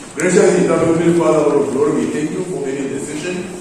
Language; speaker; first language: English; non-native, local second language; Swahili